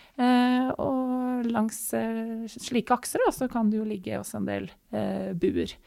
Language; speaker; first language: Norwegian; native; Norwegian